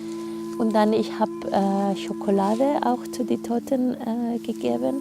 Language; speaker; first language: German; non-native, learner; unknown